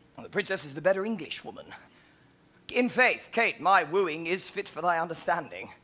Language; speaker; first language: English; native; English